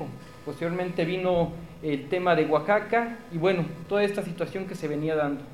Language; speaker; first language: Spanish; native; Spanish